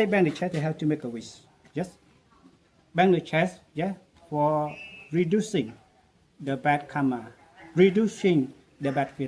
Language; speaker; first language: English; non-native, local second language; Khmer